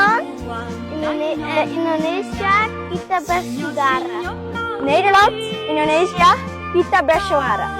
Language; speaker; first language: Indonesian; non-native, learner; Dutch